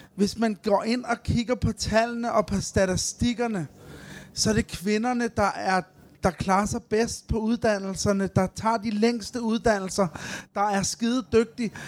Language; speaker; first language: Danish; early bilingual, other home language; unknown